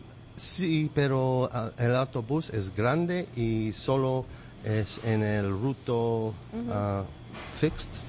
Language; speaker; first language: Spanish; non-native, learner; English